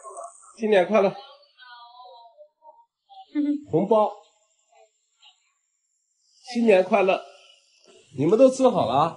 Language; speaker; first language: Chinese; native; Chinese